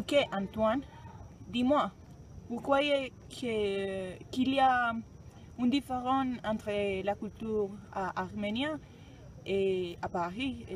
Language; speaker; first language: French; non-native, learner; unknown